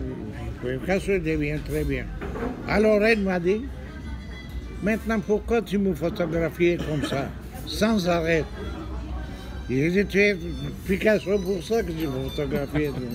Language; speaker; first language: French; non-native, learner; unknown